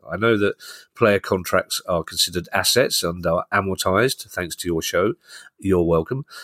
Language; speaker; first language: English; native; English